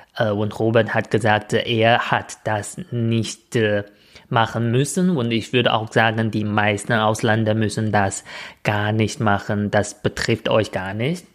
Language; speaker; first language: German; non-native, fluent; Chinese